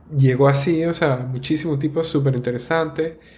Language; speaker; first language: Spanish; native; Spanish